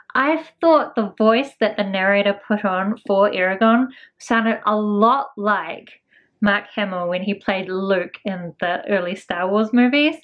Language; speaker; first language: English; native; English